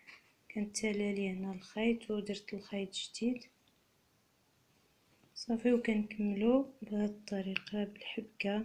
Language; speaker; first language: Arabic; native; Arabic